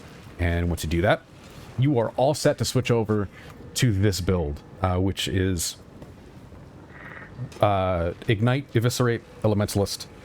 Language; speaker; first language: English; native; English